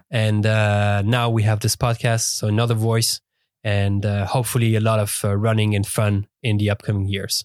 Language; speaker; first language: English; non-native, fluent; French